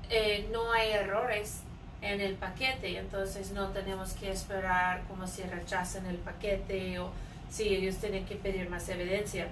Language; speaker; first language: Spanish; non-native, fluent; English